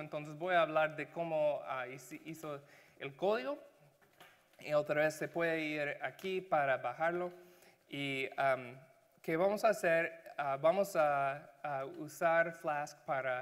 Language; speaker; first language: Spanish; non-native, learner; English